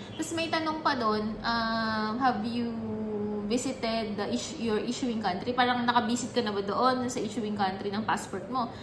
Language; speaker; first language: Filipino; native; Filipino